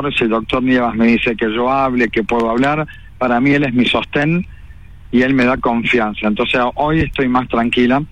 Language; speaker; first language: Spanish; native; Spanish